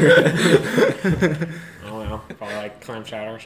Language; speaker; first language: English; native; English